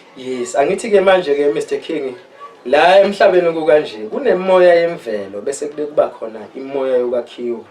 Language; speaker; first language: Zulu; native; Zulu